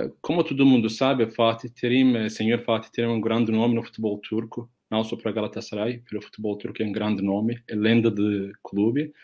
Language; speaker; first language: Portuguese; non-native, fluent; Turkish